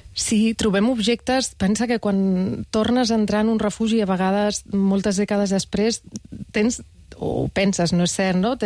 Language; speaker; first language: Catalan; non-native, local second language; Spanish